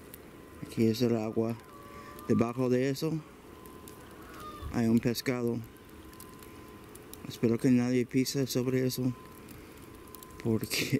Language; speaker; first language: Spanish; early bilingual, heritage; Spanish